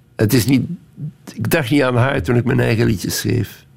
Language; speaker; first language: Dutch; native; Dutch